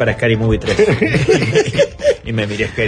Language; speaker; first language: Spanish; native; Spanish